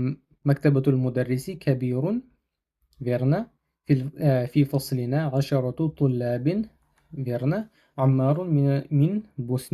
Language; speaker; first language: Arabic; non-native, fluent; Russian